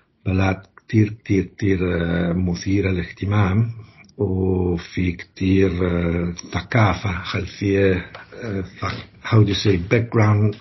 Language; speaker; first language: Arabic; non-native, learner; Italian